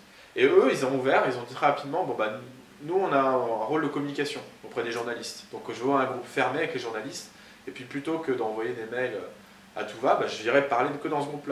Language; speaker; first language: French; native; French